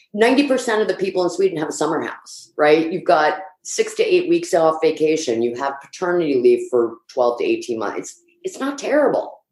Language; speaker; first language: English; early bilingual, other home language; Swedish